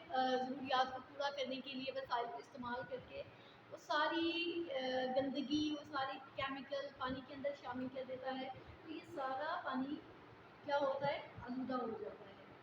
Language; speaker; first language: Urdu; native; Urdu